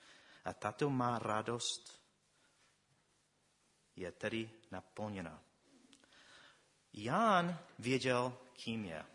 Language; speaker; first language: Czech; non-native, fluent; English